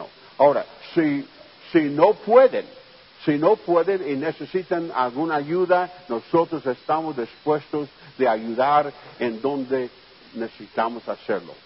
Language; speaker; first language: Spanish; non-native, fluent; English